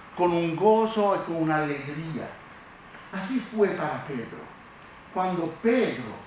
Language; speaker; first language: Spanish; non-native, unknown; Italian